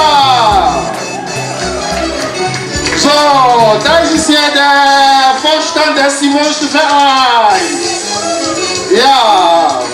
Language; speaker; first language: German; non-native, fluent; French